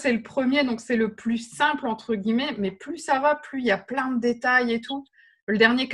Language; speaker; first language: French; native; French